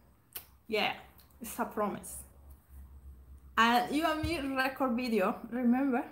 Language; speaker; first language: English; non-native, learner; Spanish